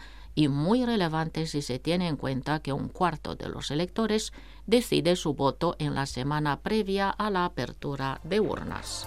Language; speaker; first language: Spanish; non-native, fluent; Romanian